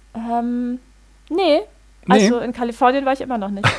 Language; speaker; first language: German; native; German